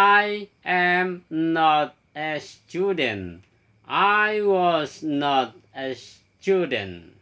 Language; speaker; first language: English; non-native, fluent; Indonesian